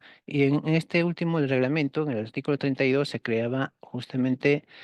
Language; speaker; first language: Spanish; native; Spanish